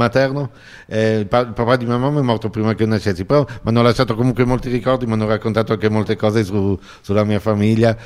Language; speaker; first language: Italian; native; Italian